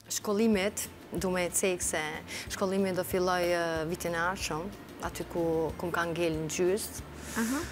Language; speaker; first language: Albanian; native; Albanian